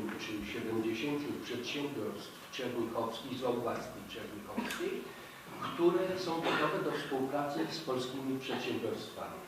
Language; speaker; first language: Polish; non-native, fluent; Ukrainian